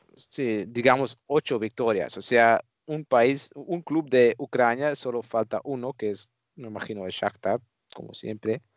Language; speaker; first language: Spanish; non-native, fluent; Dutch